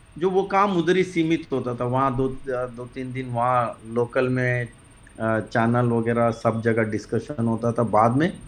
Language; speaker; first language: Hindi; non-native, local second language; Kannada